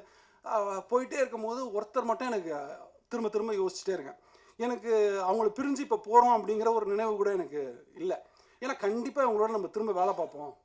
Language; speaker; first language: Tamil; native; Tamil